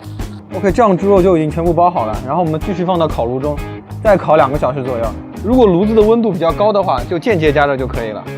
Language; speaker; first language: Chinese; native; Chinese